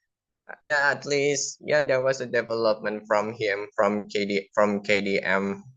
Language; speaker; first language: English; non-native, local second language; Indonesian